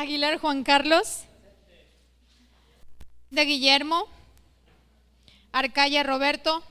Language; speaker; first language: Spanish; native; Spanish